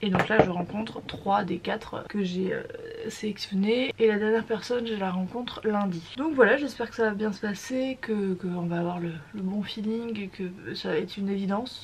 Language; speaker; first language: French; native; French